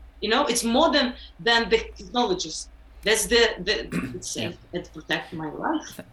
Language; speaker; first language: English; non-native, learner; Ukrainian